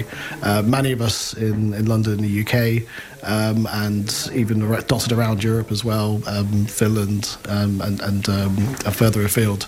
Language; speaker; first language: English; native; English